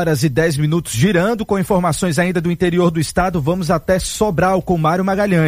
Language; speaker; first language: Portuguese; native; Portuguese